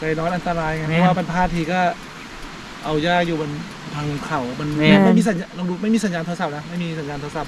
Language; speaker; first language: Thai; native; Thai